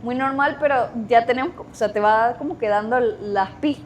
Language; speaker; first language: Spanish; native; Spanish